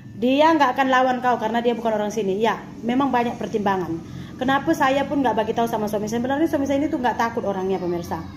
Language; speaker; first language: Indonesian; native; Indonesian